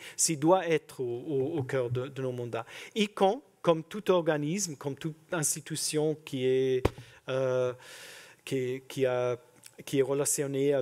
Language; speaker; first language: French; non-native, fluent; English